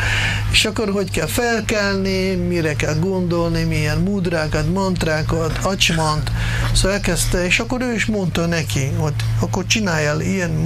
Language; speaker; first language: Hungarian; non-native, fluent; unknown